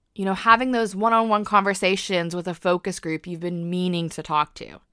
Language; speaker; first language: English; native; English